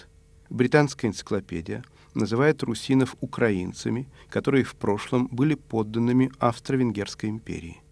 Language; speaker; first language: Russian; native; Russian